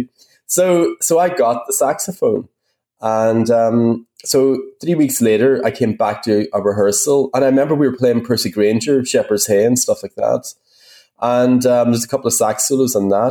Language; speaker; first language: English; native; English